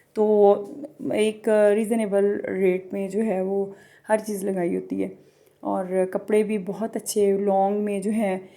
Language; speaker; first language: Urdu; non-native, local second language; Punjabi